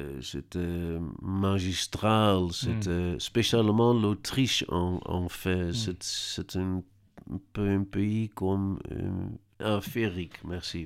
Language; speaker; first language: French; non-native, learner; Dutch